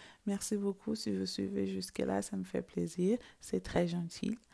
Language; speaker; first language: French; non-native, fluent; Portuguese